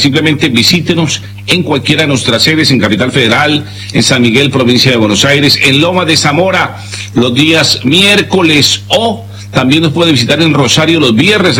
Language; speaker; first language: Spanish; native; Spanish